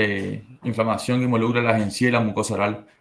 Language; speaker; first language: Spanish; native; Spanish